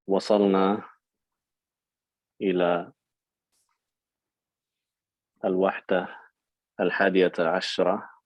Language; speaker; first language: Arabic; non-native, fluent; English